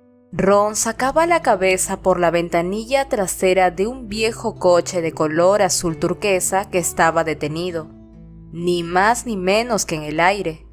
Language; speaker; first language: Spanish; native; Spanish